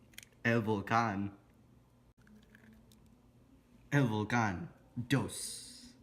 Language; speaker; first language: Spanish; non-native, learner; English